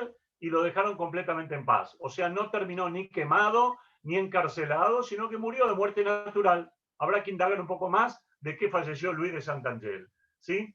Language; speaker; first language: Spanish; native; Spanish